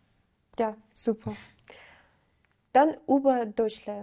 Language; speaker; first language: German; non-native, learner; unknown